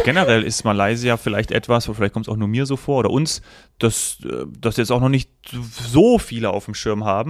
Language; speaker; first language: German; native; German